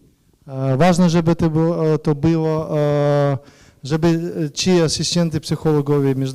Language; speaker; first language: Polish; non-native, learner; Ukrainian